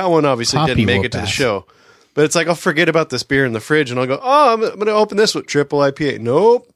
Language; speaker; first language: English; native; English